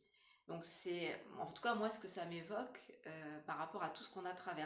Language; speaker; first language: French; native; French